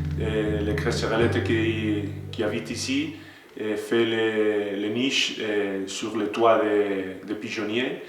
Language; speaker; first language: French; non-native, learner; Spanish